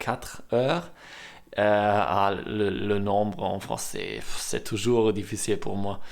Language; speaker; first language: French; non-native, learner; German